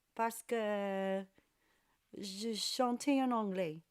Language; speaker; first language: French; non-native, learner; English